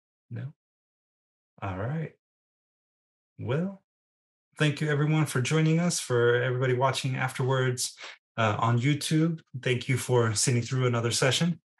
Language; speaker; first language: English; early bilingual, other home language; Spanish